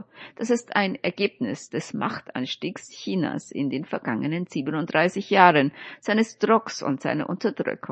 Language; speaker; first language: German; native; German